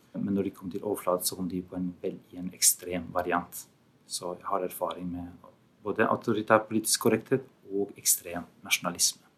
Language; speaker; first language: Norwegian; non-native, fluent; Albanian